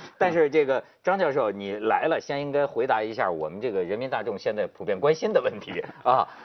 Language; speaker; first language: Chinese; native; Chinese